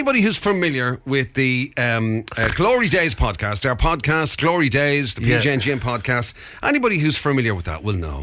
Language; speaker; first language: English; native; English